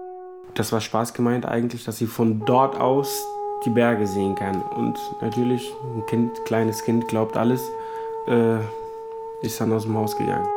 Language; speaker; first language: German; non-native, fluent; Portuguese